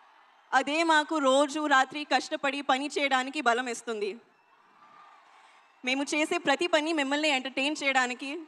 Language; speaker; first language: Telugu; non-native, learner; Hindi